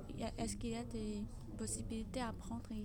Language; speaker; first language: French; non-native, learner; Chinese